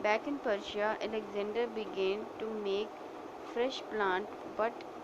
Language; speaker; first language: English; non-native, local second language; Urdu